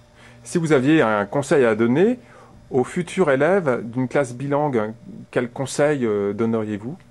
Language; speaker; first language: French; native; French